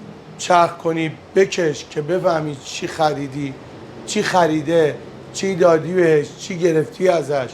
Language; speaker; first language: Persian; native; Persian